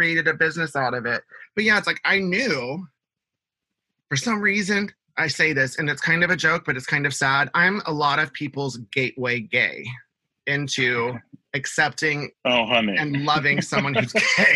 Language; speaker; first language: English; native; English